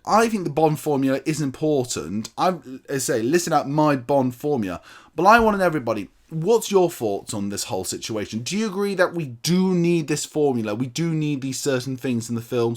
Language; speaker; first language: English; native; English